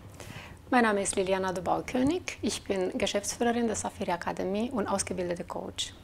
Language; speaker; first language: German; non-native, fluent; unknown